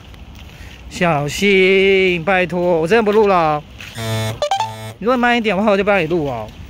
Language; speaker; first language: Chinese; native; Chinese